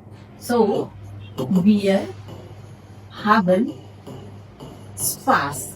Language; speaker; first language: German; non-native, fluent; Hindi